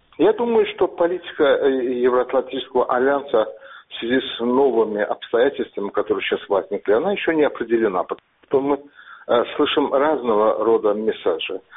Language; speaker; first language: Russian; non-native, local second language; Azerbaijani